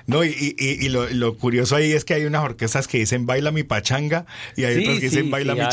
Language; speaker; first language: Spanish; native; Spanish